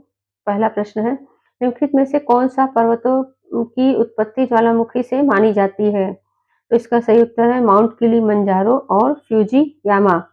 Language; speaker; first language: Hindi; native; Hindi